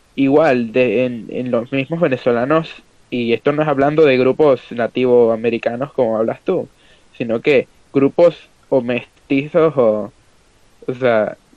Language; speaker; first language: Spanish; native; Spanish